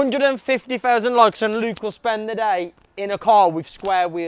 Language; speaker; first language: English; native; English